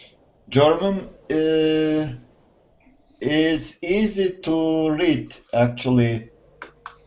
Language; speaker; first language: English; non-native, learner; Turkish